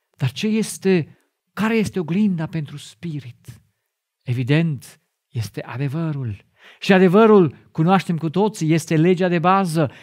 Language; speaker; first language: Romanian; non-native, fluent; German